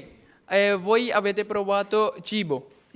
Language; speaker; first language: Italian; non-native, learner; Punjabi